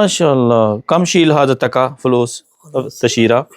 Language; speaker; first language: Arabic; non-native, learner; Urdu